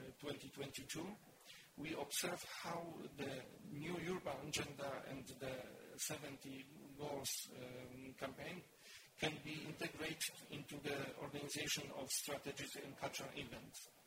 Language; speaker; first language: English; non-native, learner; Polish